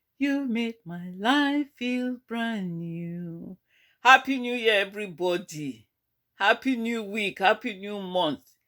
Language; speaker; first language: Nigerian Pidgin; native; Nigerian Pidgin